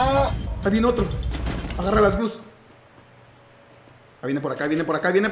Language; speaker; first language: Spanish; native; Spanish